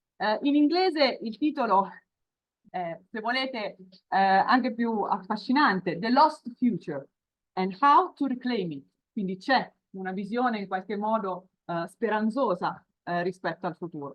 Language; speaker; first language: Italian; native; Italian